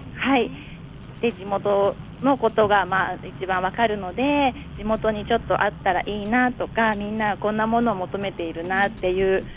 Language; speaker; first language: Japanese; native; Japanese